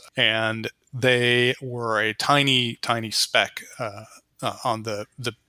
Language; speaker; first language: English; native; English